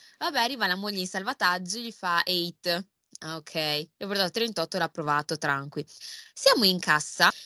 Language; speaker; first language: Italian; early bilingual, other home language; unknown